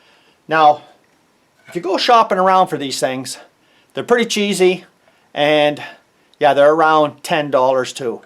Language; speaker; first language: English; native; English